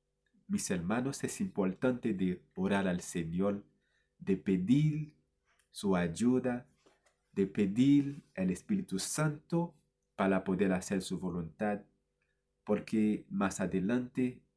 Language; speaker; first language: Spanish; non-native, fluent; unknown